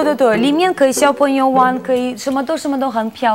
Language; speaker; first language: Chinese; non-native, learner; Russian